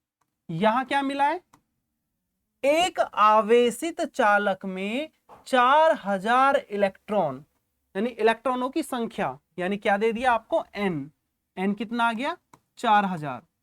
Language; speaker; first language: Hindi; native; Hindi